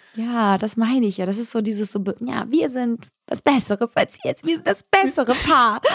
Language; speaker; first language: German; early bilingual, other home language; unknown